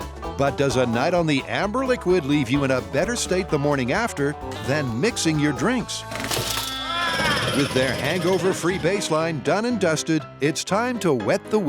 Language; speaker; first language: English; native; English